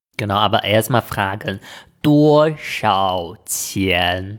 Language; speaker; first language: German; non-native, fluent; Chinese